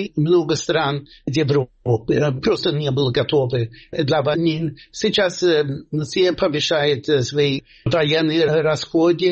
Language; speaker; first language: Russian; non-native, fluent; Swedish